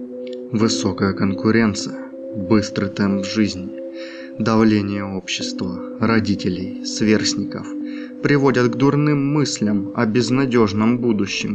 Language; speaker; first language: Russian; native; Russian